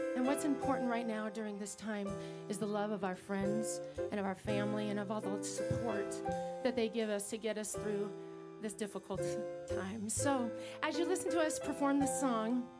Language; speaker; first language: English; native; English